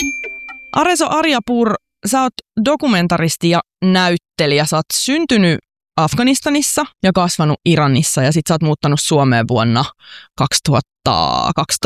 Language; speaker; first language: Finnish; native; Finnish